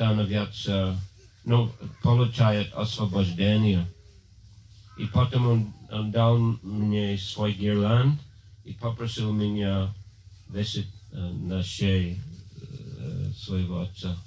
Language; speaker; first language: Russian; non-native, fluent; English